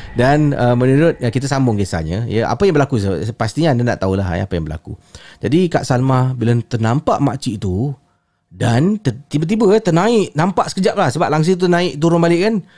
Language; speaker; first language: Malay; native; Malay